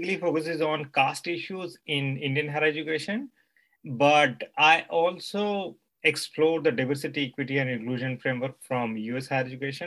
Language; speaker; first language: English; non-native, local second language; Gujarati